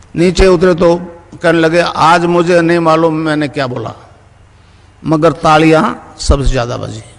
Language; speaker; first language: Hindi; native; Hindi